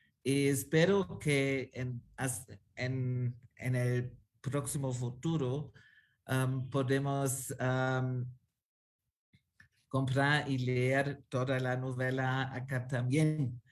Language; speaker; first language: Spanish; non-native, fluent; German